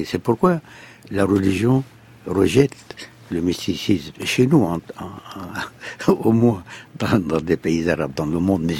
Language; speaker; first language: French; non-native, fluent; Arabic